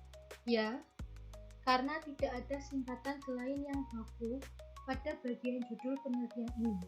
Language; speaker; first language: Indonesian; native; Indonesian